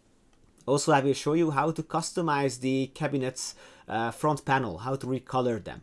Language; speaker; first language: English; non-native, fluent; Hungarian